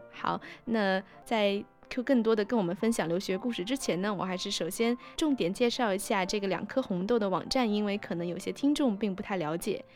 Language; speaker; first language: Chinese; native; Chinese